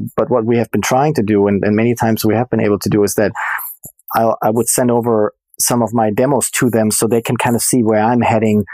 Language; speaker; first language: English; non-native, fluent; German